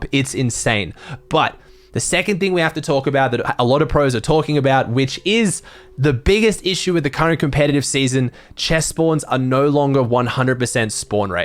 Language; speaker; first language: English; native; English